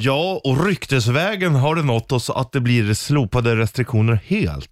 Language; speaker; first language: Swedish; native; Swedish